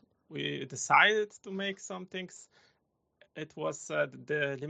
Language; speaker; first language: English; non-native, learner; Polish